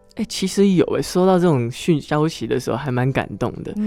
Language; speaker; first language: Chinese; non-native, local second language; Hakka Chinese